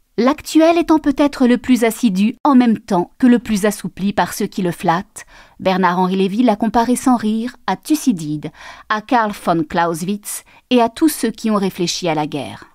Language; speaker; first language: French; native; French